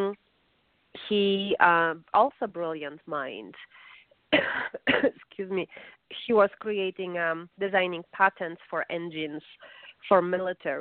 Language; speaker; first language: English; non-native, fluent; Polish